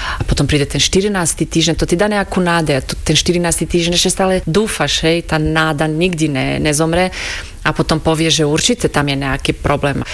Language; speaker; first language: Slovak; non-native, fluent; Croatian